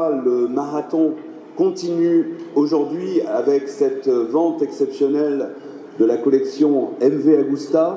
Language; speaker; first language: French; native; French